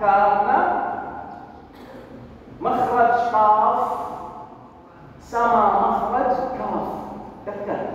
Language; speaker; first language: Indonesian; non-native, learner; Arabic